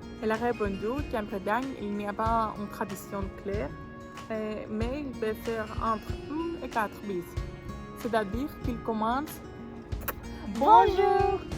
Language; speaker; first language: French; non-native, learner; Greek